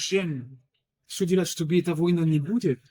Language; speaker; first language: Russian; non-native, learner; French